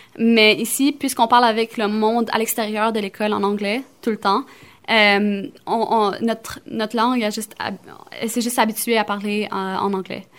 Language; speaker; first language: French; early bilingual, other home language; Arabic